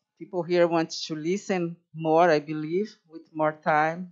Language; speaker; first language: English; non-native, fluent; Portuguese